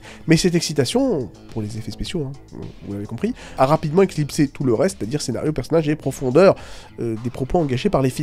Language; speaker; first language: French; native; French